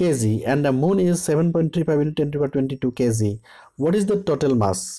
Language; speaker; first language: English; non-native, local second language; Assamese